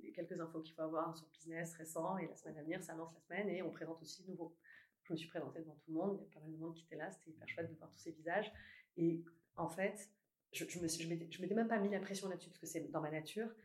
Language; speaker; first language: French; native; French